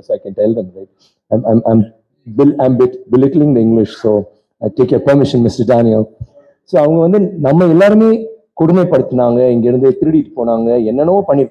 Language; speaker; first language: Tamil; native; Tamil